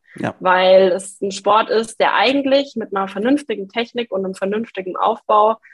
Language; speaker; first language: German; native; German